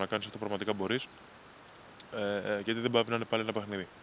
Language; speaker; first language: Greek; native; Greek